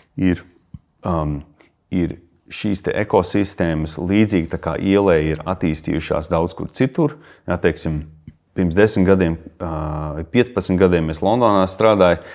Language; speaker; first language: Latvian; early bilingual, heritage; Latvian